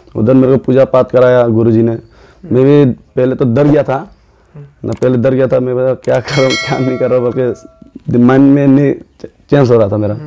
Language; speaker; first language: Hindi; non-native, local second language; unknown